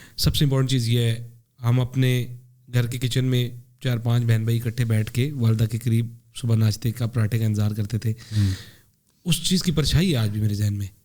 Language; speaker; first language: Urdu; native; Urdu